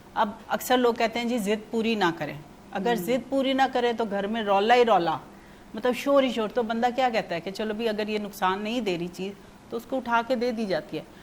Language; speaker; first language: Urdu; non-native, local second language; Punjabi